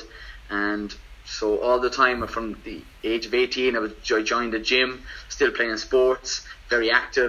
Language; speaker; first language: English; native; English